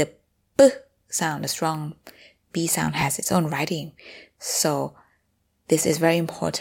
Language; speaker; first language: English; non-native, fluent; Thai